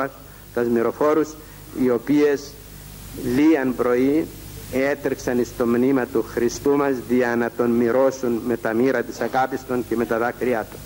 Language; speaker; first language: Greek; native; Greek